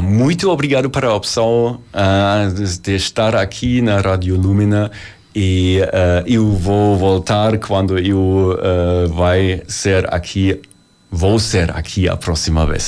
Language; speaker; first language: Portuguese; non-native, learner; German